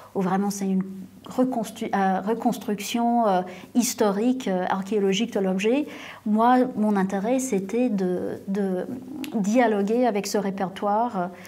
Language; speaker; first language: French; non-native, fluent; English